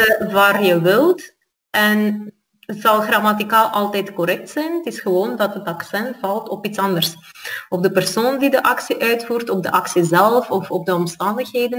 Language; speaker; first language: Dutch; non-native, fluent; Armenian